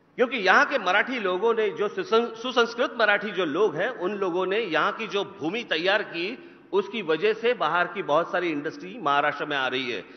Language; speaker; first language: Hindi; non-native, local second language; Marathi